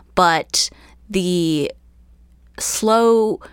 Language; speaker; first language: English; early bilingual, other home language; Chinese